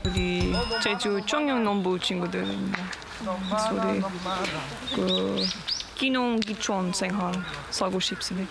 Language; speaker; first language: Korean; non-native, learner; English